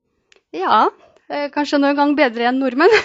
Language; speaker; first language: Norwegian; non-native, fluent; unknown